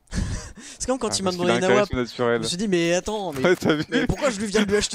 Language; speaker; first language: French; native; French